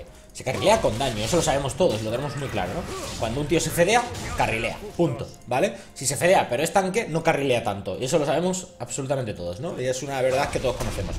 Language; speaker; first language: Spanish; native; Spanish